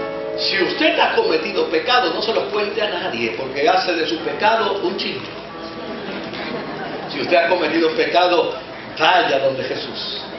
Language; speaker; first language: Spanish; native; Spanish